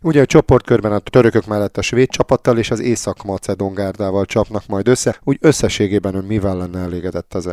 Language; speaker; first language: Hungarian; native; Hungarian